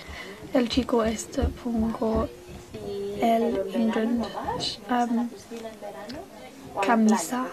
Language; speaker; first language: Spanish; non-native, learner; English